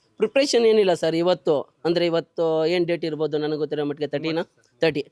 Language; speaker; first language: Kannada; native; Kannada